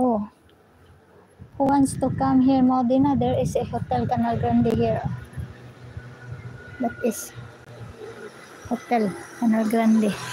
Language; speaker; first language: English; non-native, local second language; Filipino